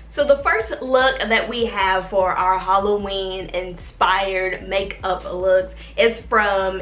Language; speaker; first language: English; native; English